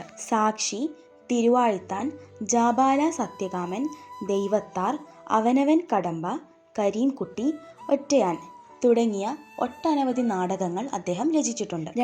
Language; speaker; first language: Malayalam; native; Malayalam